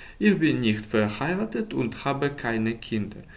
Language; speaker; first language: German; non-native, fluent; Ukrainian